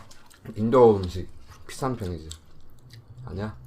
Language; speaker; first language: Korean; early bilingual, heritage; English